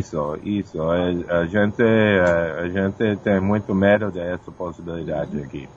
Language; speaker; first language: Portuguese; non-native, fluent; English